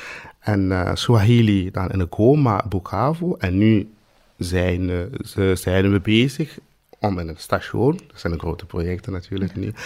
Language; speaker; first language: Dutch; non-native, fluent; Swahili